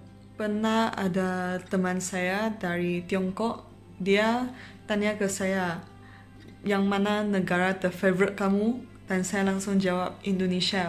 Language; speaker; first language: Indonesian; non-native, fluent; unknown